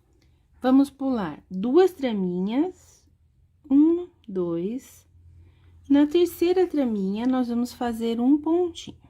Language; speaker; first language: Portuguese; native; Portuguese